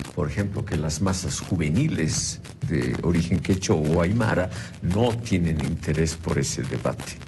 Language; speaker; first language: Spanish; native; Spanish